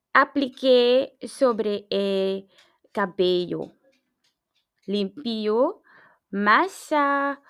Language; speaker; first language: Spanish; non-native, learner; English